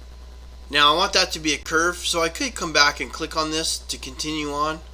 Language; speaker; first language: English; native; English